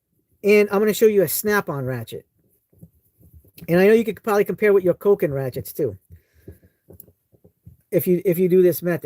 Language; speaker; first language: English; native; English